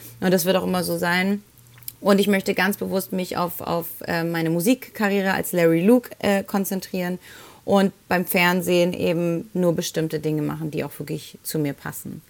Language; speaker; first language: German; early bilingual, other home language; Spanish